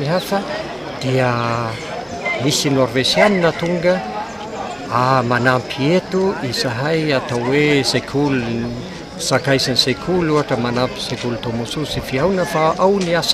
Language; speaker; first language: Malagasy; non-native, fluent; Norwegian